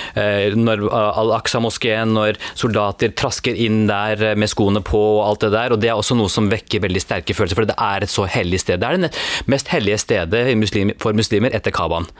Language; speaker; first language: Norwegian; early bilingual, other home language; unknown